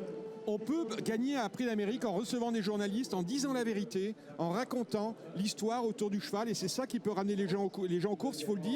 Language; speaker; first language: French; native; French